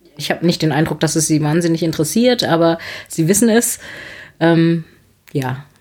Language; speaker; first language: German; native; German